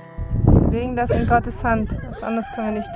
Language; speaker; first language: German; native; German